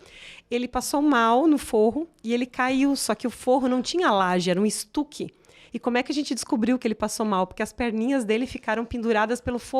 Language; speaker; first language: Portuguese; native; Portuguese